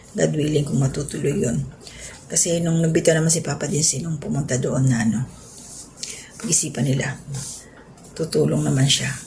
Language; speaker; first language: Filipino; non-native, local second language; Cebuano